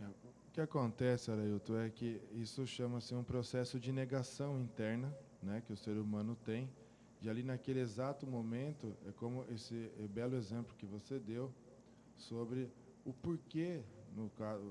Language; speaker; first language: Portuguese; native; Portuguese